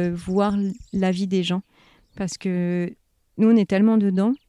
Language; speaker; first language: French; native; French